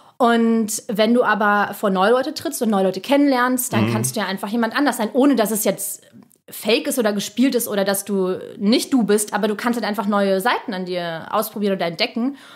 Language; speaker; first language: German; early bilingual, other home language; Russian